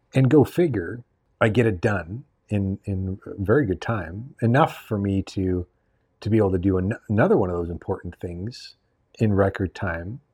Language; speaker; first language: English; native; English